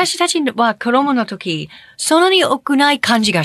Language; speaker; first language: Japanese; non-native, fluent; English